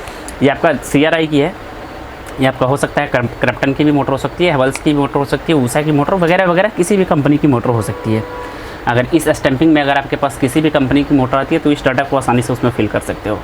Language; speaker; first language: Hindi; native; Hindi